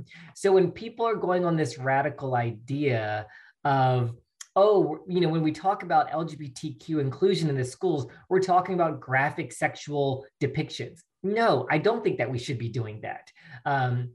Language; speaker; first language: English; native; English